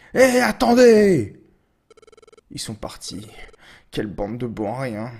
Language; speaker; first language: French; native; French